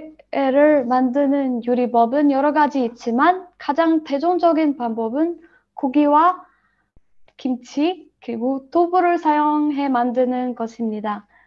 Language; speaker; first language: Korean; non-native, learner; Arabic